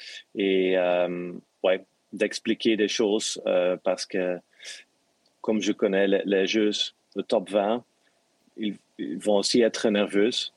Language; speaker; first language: French; non-native, local second language; Dutch